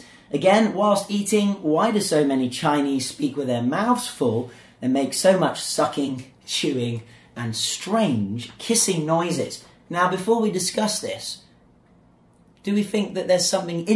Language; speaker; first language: English; native; English